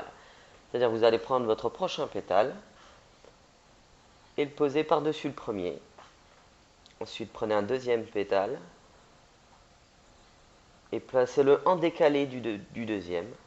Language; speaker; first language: French; native; French